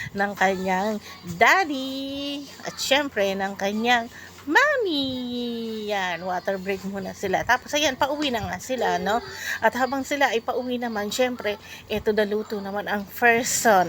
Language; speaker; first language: Filipino; native; Filipino